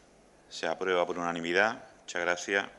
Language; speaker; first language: Spanish; native; Spanish